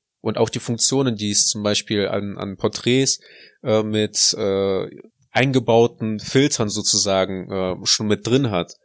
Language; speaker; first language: German; early bilingual, other home language; Russian